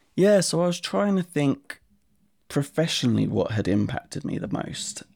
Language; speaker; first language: English; native; English